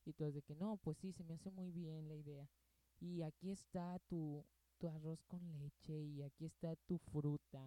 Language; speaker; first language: Spanish; native; Spanish